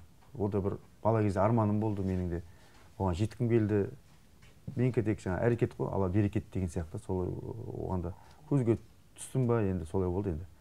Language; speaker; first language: Kazakh; native; Kazakh